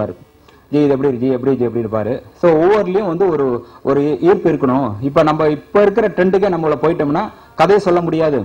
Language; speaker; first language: Tamil; native; Tamil